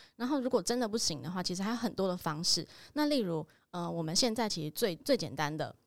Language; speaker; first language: Chinese; native; Chinese